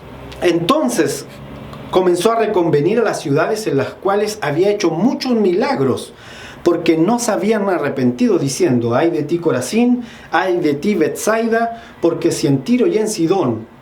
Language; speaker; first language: Spanish; native; Spanish